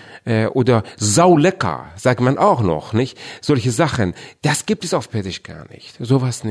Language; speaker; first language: German; non-native, fluent; Persian